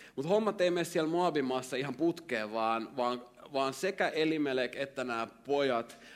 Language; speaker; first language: Finnish; native; Finnish